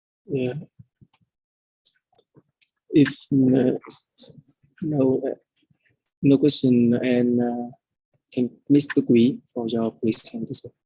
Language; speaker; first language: English; non-native, fluent; Vietnamese